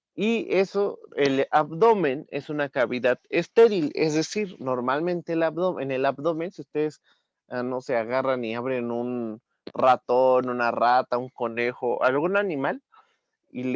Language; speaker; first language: Spanish; native; Spanish